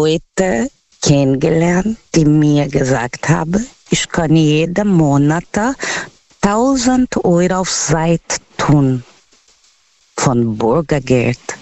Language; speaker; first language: German; non-native, fluent; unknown